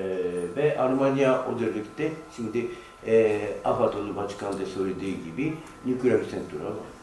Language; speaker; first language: Turkish; non-native, fluent; Japanese